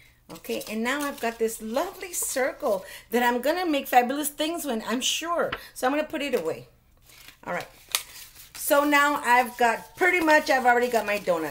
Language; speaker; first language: English; native; English